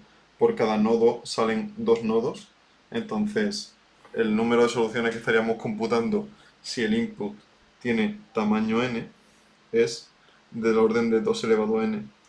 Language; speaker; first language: Spanish; native; Spanish